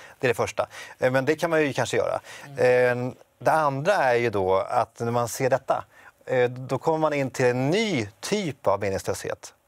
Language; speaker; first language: Swedish; native; Swedish